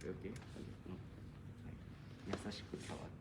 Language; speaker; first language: Japanese; native; Japanese